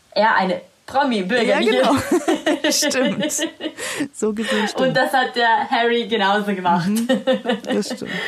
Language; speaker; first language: German; non-native, fluent; Italian